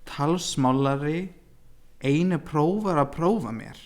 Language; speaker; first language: Icelandic; non-native, learner; English